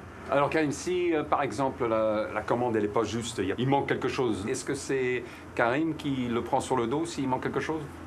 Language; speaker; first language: French; native; French